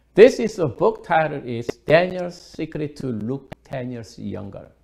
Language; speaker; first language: English; non-native, fluent; Korean